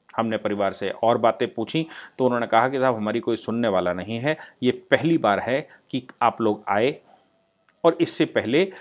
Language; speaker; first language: Hindi; native; Hindi